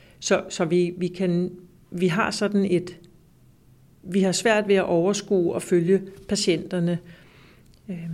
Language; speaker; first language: Danish; native; Danish